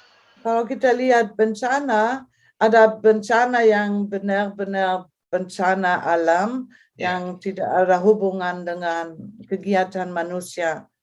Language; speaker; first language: Indonesian; non-native, fluent; German